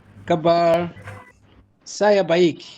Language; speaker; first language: Indonesian; non-native, learner; Nyanja